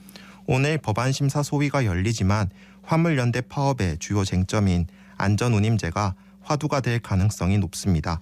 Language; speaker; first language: Korean; native; Korean